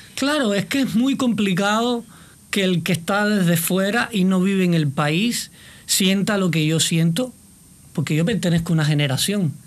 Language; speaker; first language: Spanish; native; Spanish